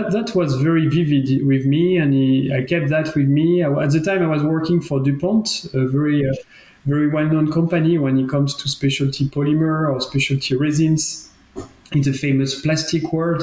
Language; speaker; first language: English; non-native, fluent; French